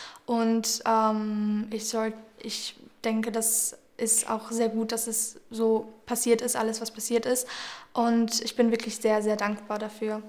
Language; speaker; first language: German; early bilingual, other home language; Georgian